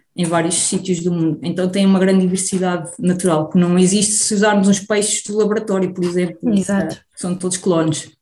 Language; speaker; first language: Portuguese; native; Portuguese